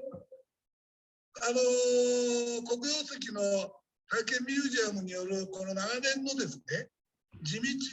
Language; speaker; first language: Japanese; native; Japanese